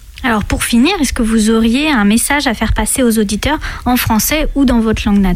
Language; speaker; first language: French; native; French